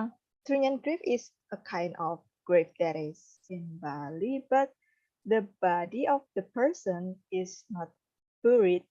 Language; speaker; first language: English; non-native, learner; Indonesian